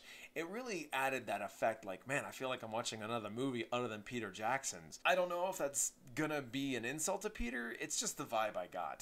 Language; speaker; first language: English; native; English